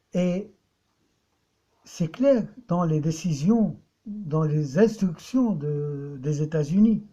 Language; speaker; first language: French; non-native, local second language; Arabic